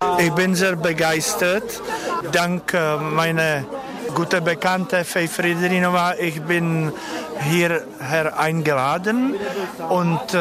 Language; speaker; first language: German; non-native, fluent; Czech